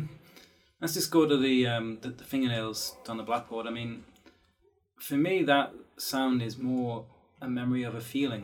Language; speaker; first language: English; native; English